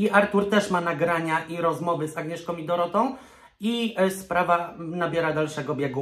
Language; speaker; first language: Polish; native; Polish